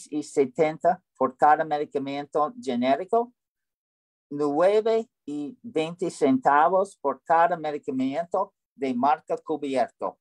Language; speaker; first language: Spanish; non-native, learner; English